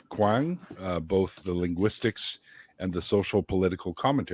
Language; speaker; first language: English; native; English